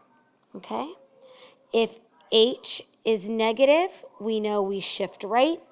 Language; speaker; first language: English; native; English